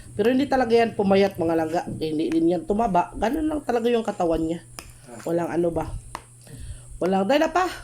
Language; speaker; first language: Filipino; non-native, local second language; Cebuano